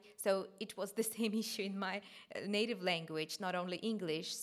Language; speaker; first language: English; non-native, fluent; Ukrainian